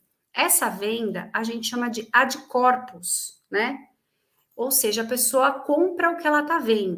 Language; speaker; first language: Portuguese; native; Portuguese